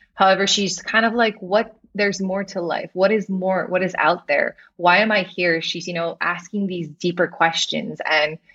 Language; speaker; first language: English; native; English